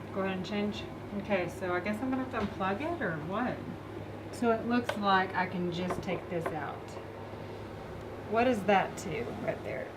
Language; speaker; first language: English; native; English